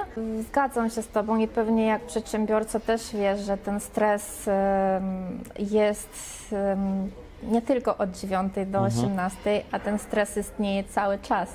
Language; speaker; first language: Polish; non-native, fluent; Russian